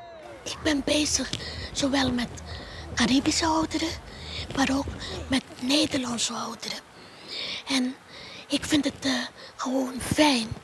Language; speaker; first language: Dutch; non-native, local second language; Papiamento